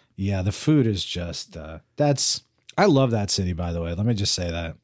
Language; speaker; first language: English; native; English